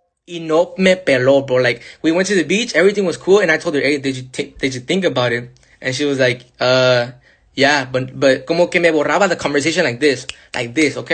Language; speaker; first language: English; early bilingual, other home language; Spanish